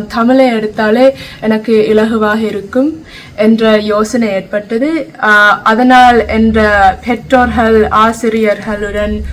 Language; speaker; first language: Tamil; early bilingual, heritage; Tamil